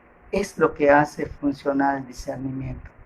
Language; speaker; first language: Spanish; native; Spanish